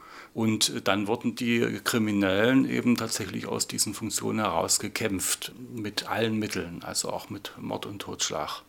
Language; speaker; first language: German; native; German